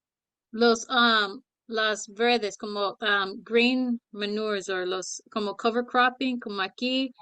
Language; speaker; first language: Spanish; early bilingual, heritage; Spanish